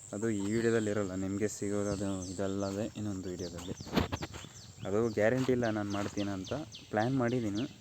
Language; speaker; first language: Kannada; native; Kannada